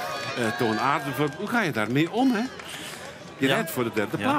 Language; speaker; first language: Dutch; native; Dutch